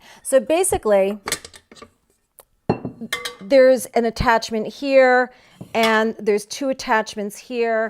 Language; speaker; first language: English; native; English